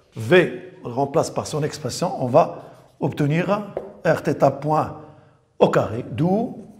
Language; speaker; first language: French; non-native, local second language; Arabic